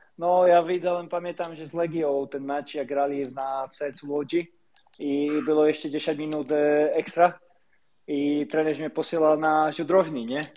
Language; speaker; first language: Polish; non-native, learner; Slovak